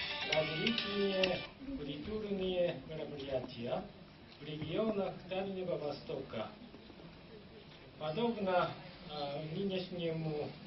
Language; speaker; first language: Russian; non-native, fluent; Japanese